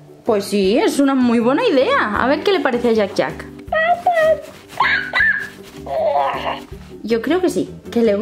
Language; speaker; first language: Spanish; native; Spanish